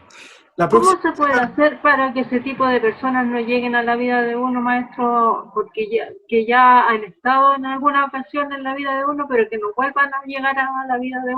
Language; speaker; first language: Spanish; native; Spanish